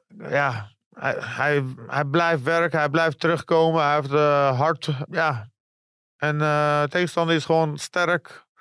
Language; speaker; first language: Dutch; early bilingual, other home language; Persian